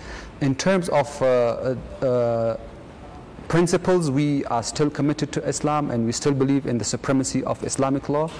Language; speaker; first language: English; non-native, fluent; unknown